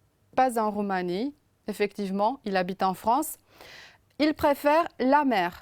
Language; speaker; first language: French; non-native, fluent; Romanian